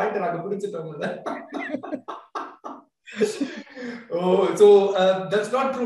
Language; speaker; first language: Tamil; native; Tamil